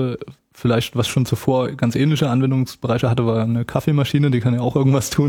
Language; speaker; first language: German; native; German